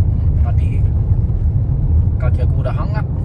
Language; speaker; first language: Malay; non-native, learner; Cantonese